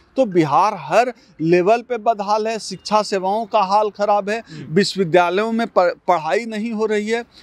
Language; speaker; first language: Hindi; native; Hindi